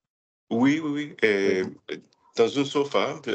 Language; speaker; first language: French; non-native, learner; English